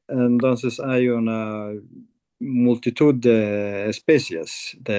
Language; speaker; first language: Spanish; non-native, fluent; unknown